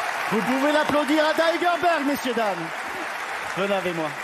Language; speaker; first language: French; native; French